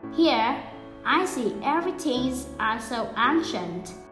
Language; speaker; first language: English; non-native, learner; Vietnamese